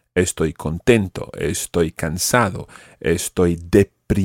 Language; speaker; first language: Spanish; non-native, fluent; English